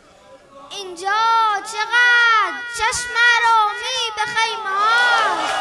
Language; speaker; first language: Persian; native; Persian